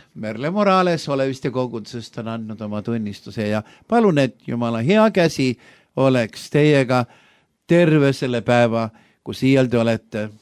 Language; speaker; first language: Estonian; native; Estonian